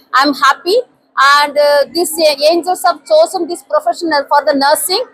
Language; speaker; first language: English; non-native, local second language; Tamil